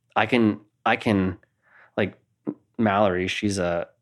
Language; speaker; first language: English; native; English